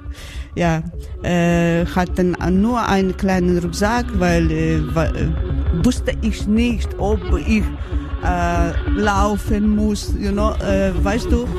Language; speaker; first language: German; non-native, learner; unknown